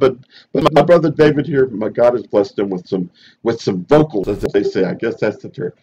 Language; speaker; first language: English; early bilingual, other home language; Spanish